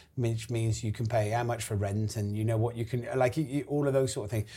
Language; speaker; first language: English; native; English